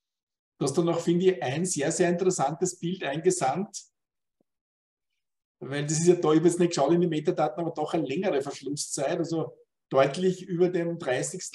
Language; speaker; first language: German; native; German